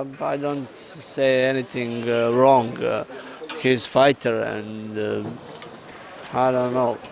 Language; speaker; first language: English; non-native, learner; Polish